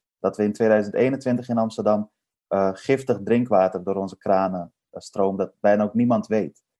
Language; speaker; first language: Dutch; early bilingual, other home language; Persian